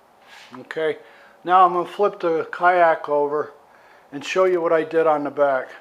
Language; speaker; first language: English; native; English